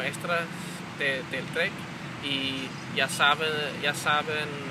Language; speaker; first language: Spanish; non-native, learner; Danish